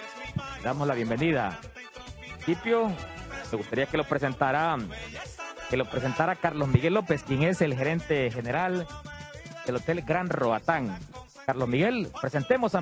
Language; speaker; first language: Spanish; native; Spanish